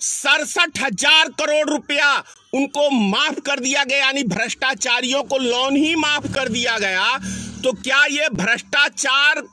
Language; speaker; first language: Hindi; native; Hindi